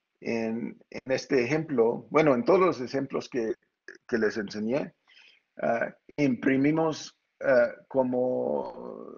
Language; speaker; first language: Spanish; early bilingual, heritage; Spanish